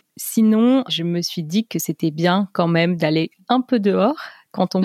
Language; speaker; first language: French; native; French